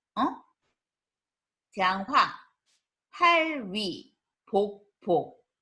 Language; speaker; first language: Korean; native; Korean